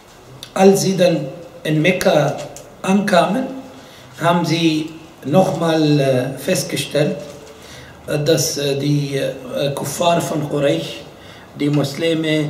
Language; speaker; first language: German; non-native, fluent; Arabic